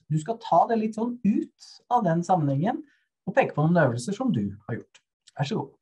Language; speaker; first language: Norwegian; native; Norwegian